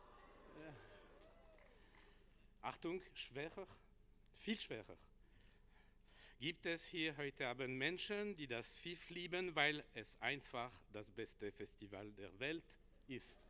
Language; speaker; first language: German; non-native, learner; French